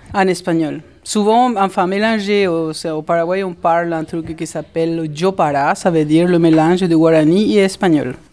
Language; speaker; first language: French; non-native, fluent; Guarani